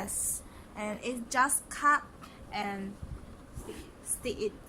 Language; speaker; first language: English; non-native, local second language; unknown